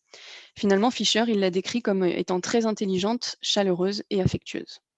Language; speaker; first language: French; native; French